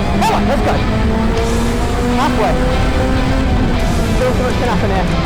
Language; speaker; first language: English; native; English